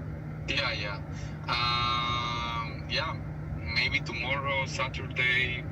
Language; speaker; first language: English; non-native, learner; Spanish